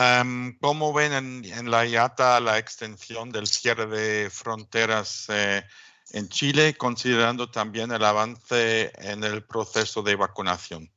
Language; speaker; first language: Spanish; non-native, fluent; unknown